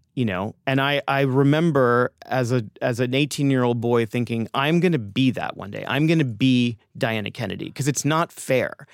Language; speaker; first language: English; native; English